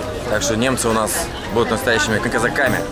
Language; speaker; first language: Russian; native; Russian